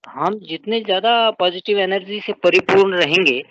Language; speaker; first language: Hindi; native; Hindi